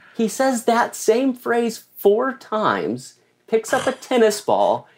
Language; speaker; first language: English; native; English